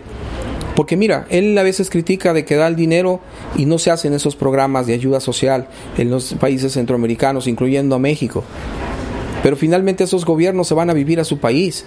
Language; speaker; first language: Spanish; native; Spanish